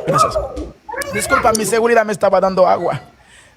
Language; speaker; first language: Spanish; non-native, fluent; Haitian Creole